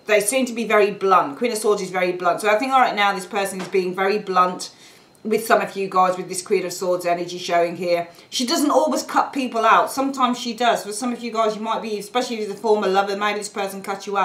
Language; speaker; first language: English; native; English